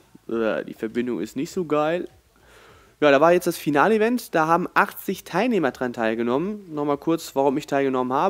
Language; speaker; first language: German; native; German